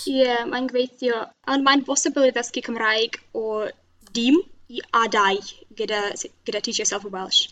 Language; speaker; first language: Welsh; non-native, fluent; Russian